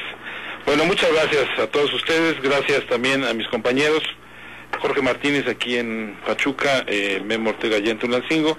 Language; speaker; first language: Spanish; native; Spanish